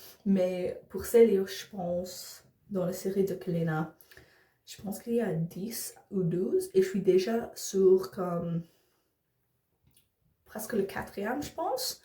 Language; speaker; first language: French; non-native, learner; English